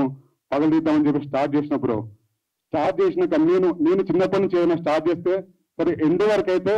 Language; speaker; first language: Telugu; native; Telugu